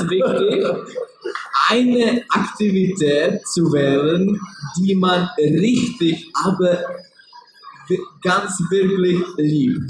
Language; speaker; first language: German; non-native, learner; Czech